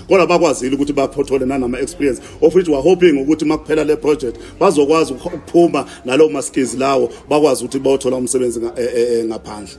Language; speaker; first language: Zulu; native; Zulu